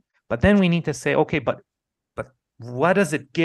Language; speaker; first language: English; non-native, fluent; Hebrew